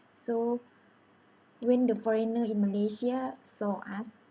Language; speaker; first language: English; non-native, learner; Thai